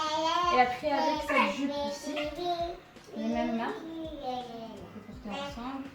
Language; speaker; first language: French; non-native, fluent; Arabic